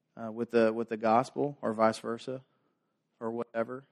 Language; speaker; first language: English; native; English